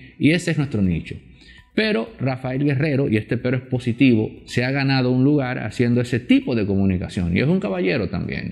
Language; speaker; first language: Spanish; native; Spanish